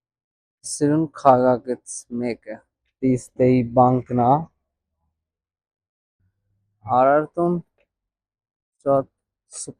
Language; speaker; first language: Armenian; non-native, learner; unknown